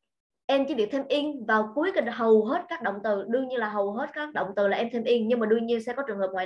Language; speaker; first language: Vietnamese; native; Vietnamese